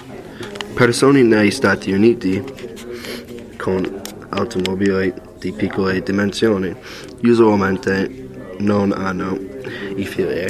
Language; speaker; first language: Italian; non-native, learner; English